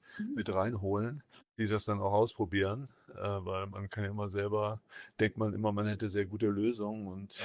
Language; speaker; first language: German; native; German